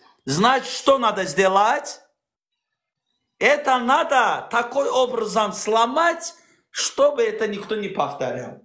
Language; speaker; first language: Russian; non-native, learner; Azerbaijani